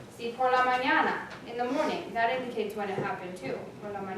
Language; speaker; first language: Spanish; non-native, fluent; English